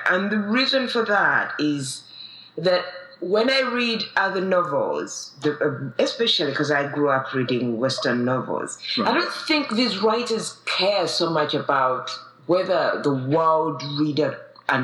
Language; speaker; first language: English; non-native, local second language; Ganda